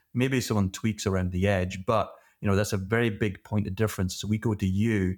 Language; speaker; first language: English; native; English